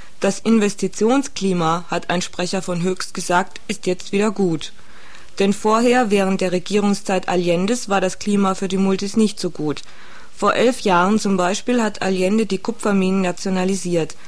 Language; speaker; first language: German; native; German